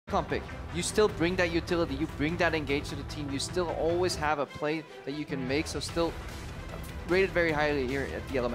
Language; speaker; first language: English; native; English